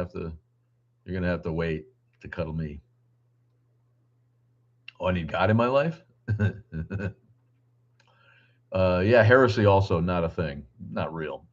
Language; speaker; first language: English; native; English